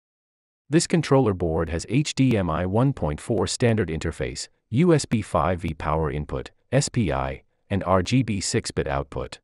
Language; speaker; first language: English; non-native, fluent; Chinese